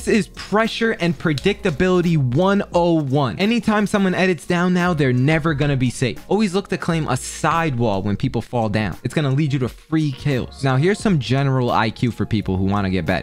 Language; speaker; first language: English; native; English